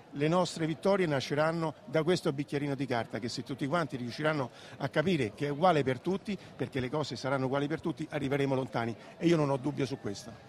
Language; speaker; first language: Italian; native; Italian